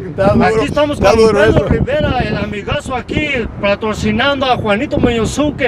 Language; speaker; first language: Spanish; early bilingual, heritage; Spanish